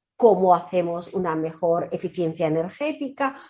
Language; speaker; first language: Spanish; native; Spanish